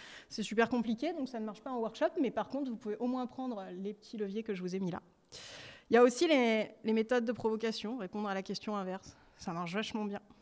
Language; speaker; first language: French; native; French